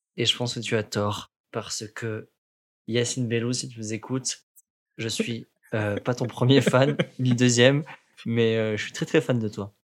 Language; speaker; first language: French; native; French